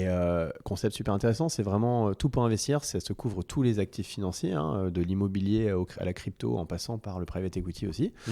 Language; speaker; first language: French; native; French